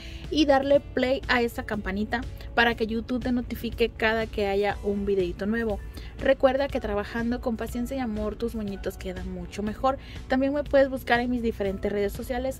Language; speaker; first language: Spanish; native; Spanish